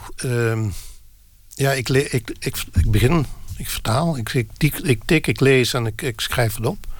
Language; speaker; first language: Dutch; non-native, local second language; Limburgish